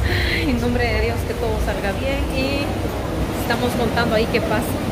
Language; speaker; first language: Spanish; native; Spanish